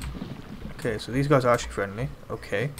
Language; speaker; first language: English; native; English